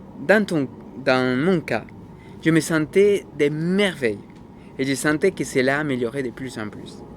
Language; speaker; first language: French; non-native, fluent; Spanish